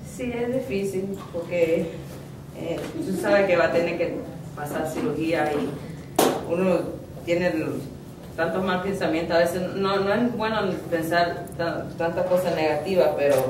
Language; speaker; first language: Spanish; early bilingual, heritage; Spanish